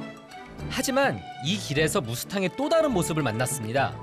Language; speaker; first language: Korean; native; Korean